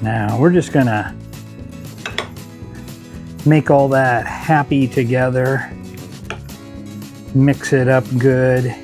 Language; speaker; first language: English; native; English